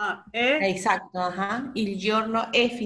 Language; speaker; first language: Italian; non-native, learner; Spanish